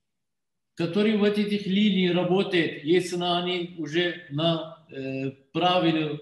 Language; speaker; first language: Russian; non-native, learner; Turkish